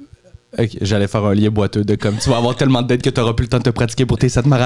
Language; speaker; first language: French; native; French